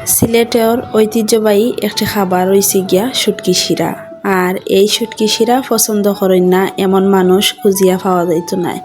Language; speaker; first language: Bangla; non-native, local second language; Sylheti